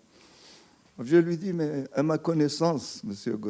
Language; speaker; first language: French; non-native, fluent; Arabic